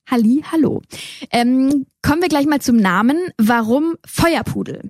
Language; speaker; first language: German; native; German